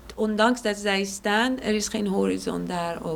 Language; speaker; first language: Dutch; non-native, fluent; Persian